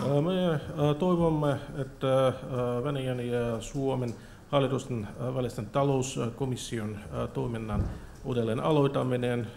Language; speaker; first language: Finnish; non-native, fluent; Russian